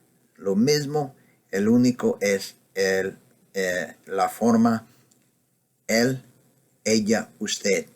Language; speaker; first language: Spanish; non-native, fluent; English